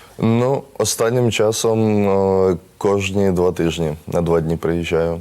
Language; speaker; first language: Ukrainian; non-native, local second language; Russian